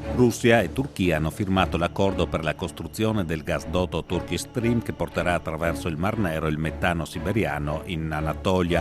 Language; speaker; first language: Italian; native; Italian